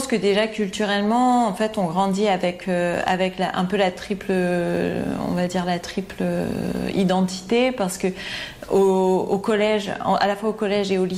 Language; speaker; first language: French; native; French